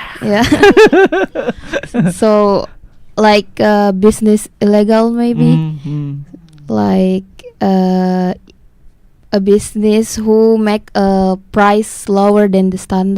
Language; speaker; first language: English; non-native, learner; Indonesian